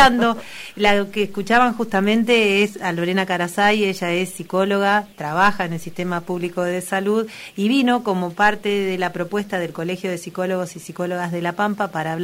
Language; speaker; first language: Spanish; native; Spanish